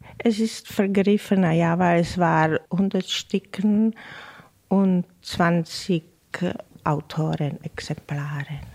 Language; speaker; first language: German; non-native, fluent; Czech